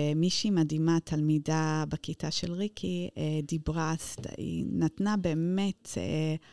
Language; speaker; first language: Hebrew; non-native, fluent; English